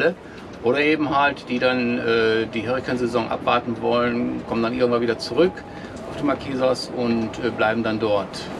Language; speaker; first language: German; native; German